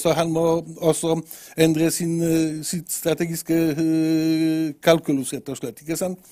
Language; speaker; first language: Norwegian; non-native, fluent; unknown